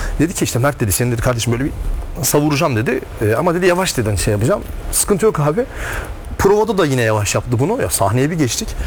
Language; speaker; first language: Turkish; native; Turkish